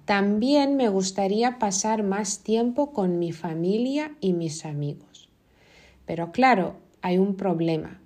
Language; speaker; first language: Spanish; non-native, fluent; Lithuanian